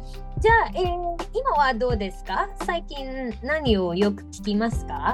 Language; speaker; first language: Japanese; non-native, fluent; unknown